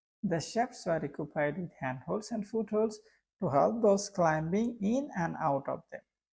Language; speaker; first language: English; non-native, local second language; Bangla